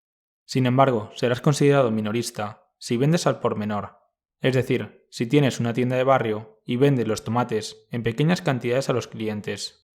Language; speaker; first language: Spanish; native; Spanish